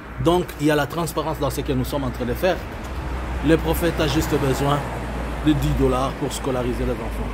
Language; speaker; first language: French; non-native, local second language; Swahili